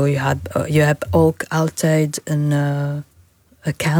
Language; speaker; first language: Dutch; non-native, fluent; Arabic